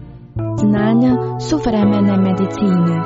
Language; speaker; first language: Croatian; native; Croatian